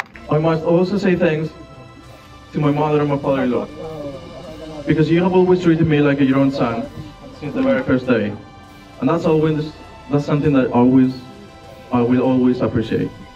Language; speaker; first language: English; non-native, fluent; Spanish